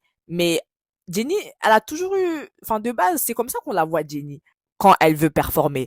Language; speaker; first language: French; native; French